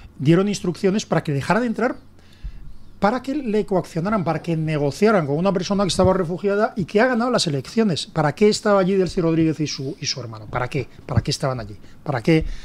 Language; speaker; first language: Spanish; native; Spanish